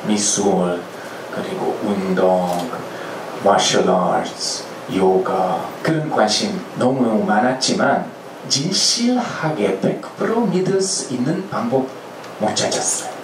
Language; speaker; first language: Korean; non-native, fluent; Hungarian